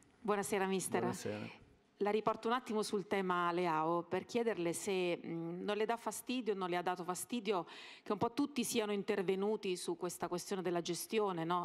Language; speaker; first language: Italian; native; Italian